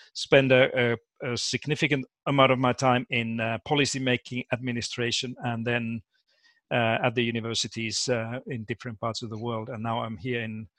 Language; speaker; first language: English; non-native, fluent; Finnish